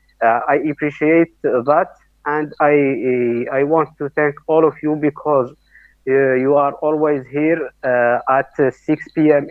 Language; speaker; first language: English; non-native, learner; Arabic